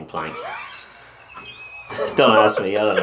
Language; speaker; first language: English; non-native, local second language; Irish